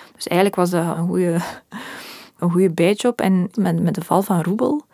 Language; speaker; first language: Dutch; early bilingual, other home language; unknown